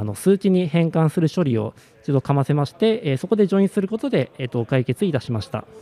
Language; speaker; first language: Japanese; native; Japanese